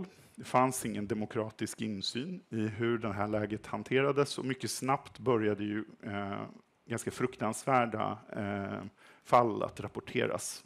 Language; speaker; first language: Swedish; native; Swedish